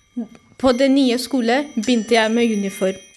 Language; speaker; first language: Norwegian; early bilingual, other home language; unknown